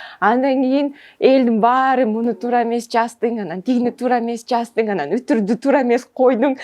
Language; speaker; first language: Kyrgyz; non-native, local second language; Russian